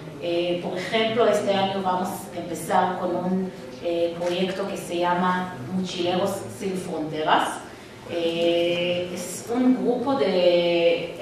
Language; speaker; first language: Spanish; non-native, fluent; Hebrew